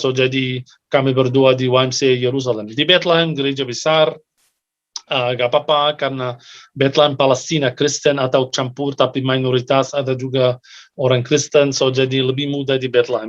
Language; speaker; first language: Indonesian; non-native, fluent; Arabic